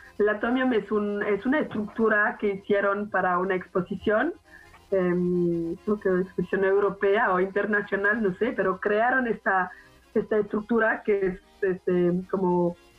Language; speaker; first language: Spanish; non-native, fluent; French